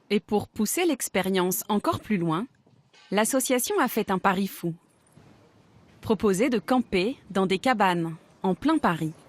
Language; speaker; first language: French; native; French